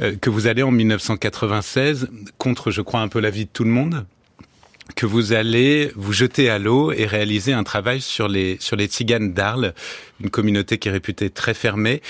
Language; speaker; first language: French; native; French